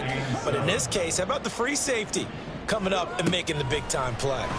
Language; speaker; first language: English; native; English